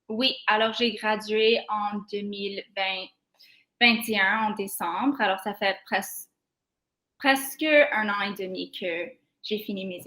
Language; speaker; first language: French; non-native, local second language; English